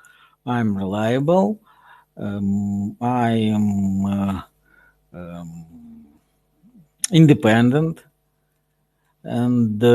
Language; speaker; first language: English; non-native, learner; Russian